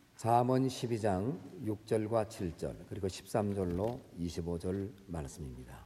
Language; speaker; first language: Korean; native; Korean